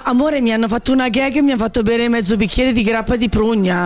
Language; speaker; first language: Italian; native; Italian